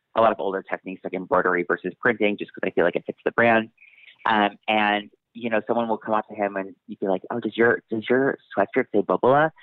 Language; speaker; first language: English; native; English